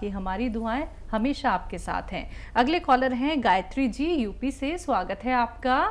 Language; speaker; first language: Hindi; native; Hindi